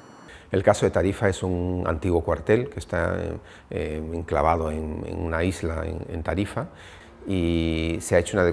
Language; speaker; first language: Spanish; native; Spanish